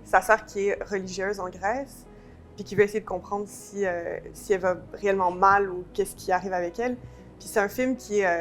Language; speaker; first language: French; native; French